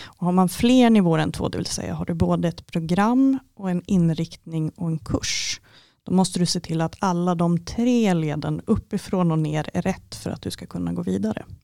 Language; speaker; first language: Swedish; native; Swedish